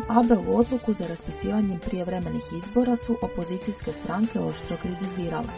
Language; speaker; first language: Croatian; native; Croatian